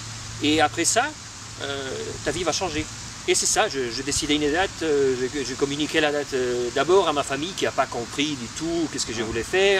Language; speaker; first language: French; non-native, fluent; Spanish